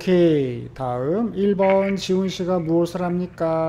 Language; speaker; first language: Korean; native; Korean